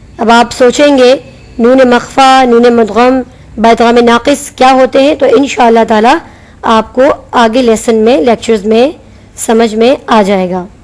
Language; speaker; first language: Urdu; native; Urdu